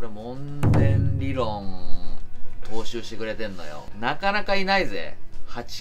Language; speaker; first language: Japanese; native; Japanese